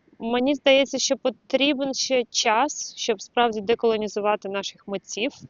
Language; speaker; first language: Ukrainian; non-native, local second language; Russian